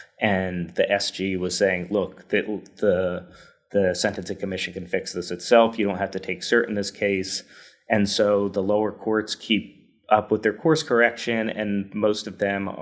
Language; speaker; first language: English; native; English